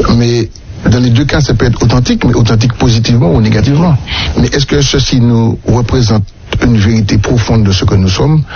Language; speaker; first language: French; native; French